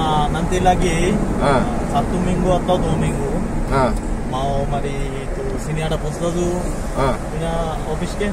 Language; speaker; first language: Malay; non-native, learner; Bangla